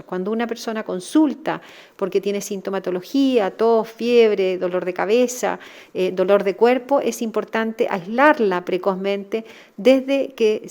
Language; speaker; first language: Spanish; native; Spanish